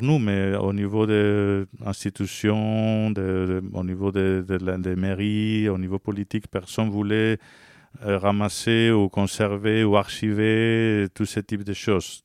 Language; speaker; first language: French; non-native, fluent; Spanish